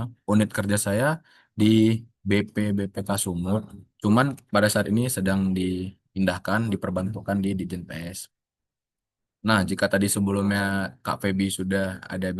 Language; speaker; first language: Indonesian; native; Indonesian